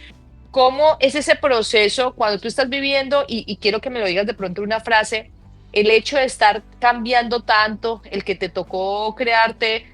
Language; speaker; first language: Spanish; native; Spanish